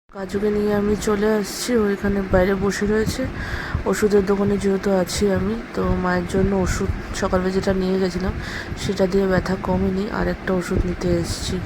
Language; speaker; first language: Bangla; non-native, local second language; Nepali